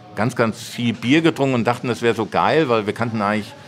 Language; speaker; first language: German; native; German